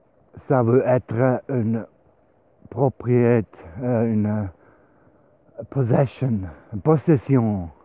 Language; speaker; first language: French; non-native, learner; Swiss German